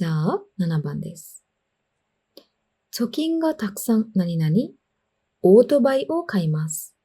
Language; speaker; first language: Japanese; non-native, fluent; Sinhala